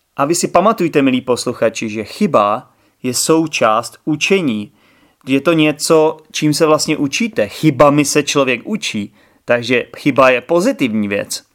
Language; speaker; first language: Czech; native; Czech